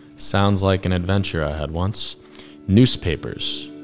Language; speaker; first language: English; native; English